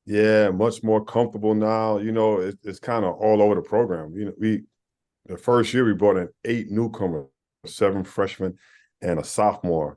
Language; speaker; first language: English; native; English